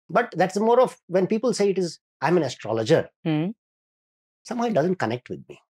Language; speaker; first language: English; non-native, local second language; Kannada